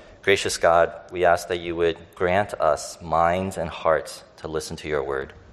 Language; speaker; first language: English; early bilingual, other home language; Chinese